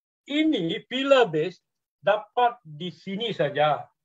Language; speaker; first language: Malay; non-native, local second language; Tamil